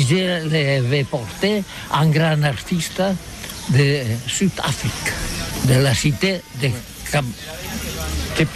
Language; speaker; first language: French; non-native, learner; Catalan